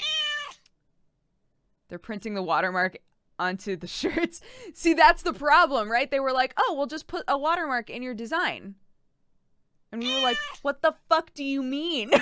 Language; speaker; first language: English; native; English